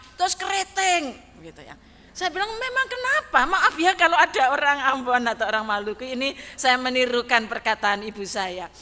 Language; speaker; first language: Indonesian; non-native, local second language; Javanese